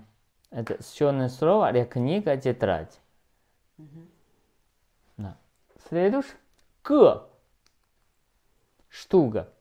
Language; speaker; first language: Russian; non-native, learner; Chinese